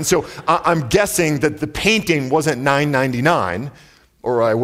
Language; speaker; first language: English; native; English